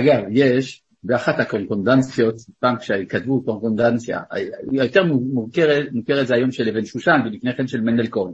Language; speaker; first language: Hebrew; non-native, fluent; French